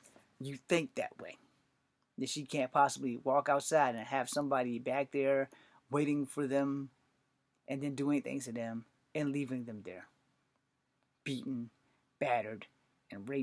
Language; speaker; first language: English; native; English